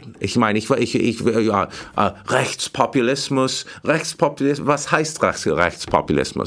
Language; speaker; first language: German; non-native, fluent; English